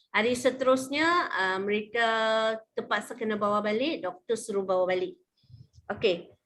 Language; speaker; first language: Malay; native; Malay